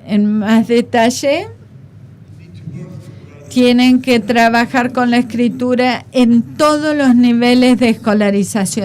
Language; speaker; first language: Spanish; non-native, fluent; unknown